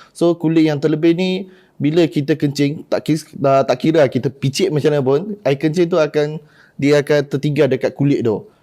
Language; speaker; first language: Malay; non-native, local second language; Chinese